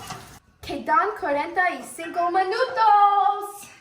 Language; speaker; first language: Spanish; non-native, learner; English